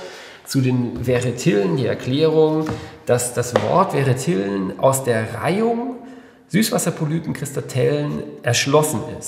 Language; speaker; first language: German; native; German